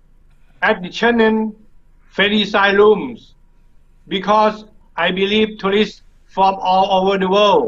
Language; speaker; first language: English; non-native, learner; Thai